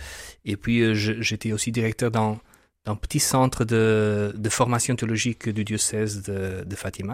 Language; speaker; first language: French; non-native, fluent; Portuguese